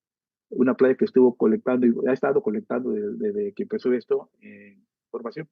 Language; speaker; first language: Spanish; native; Spanish